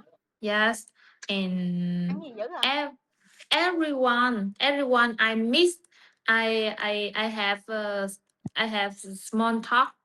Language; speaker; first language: English; non-native, learner; Vietnamese